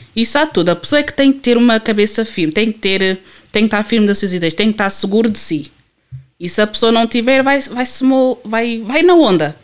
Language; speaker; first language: Portuguese; native; Portuguese